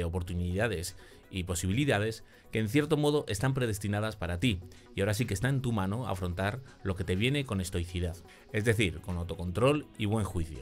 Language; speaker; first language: Spanish; native; Spanish